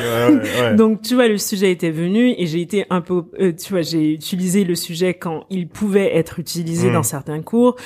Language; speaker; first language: French; native; French